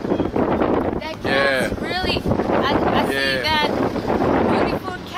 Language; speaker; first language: English; non-native, learner; Korean